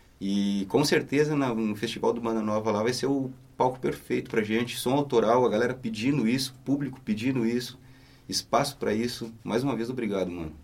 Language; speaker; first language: Portuguese; native; Portuguese